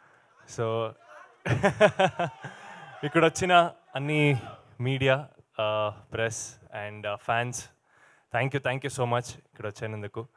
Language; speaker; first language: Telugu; non-native, learner; Kannada